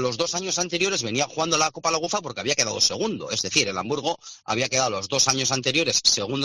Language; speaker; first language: Spanish; native; Spanish